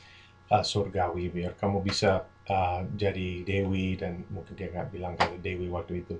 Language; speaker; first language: Indonesian; non-native, fluent; English